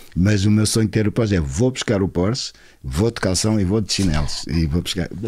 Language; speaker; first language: Portuguese; non-native, local second language; Kabuverdianu